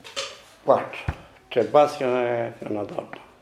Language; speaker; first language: Italian; non-native, local second language; Sicilian